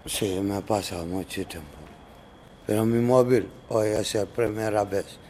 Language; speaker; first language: Spanish; non-native, learner; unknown